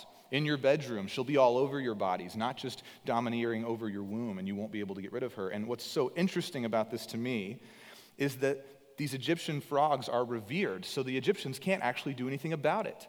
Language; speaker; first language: English; native; English